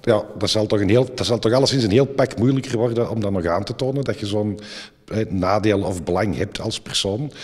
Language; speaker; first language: Dutch; native; Dutch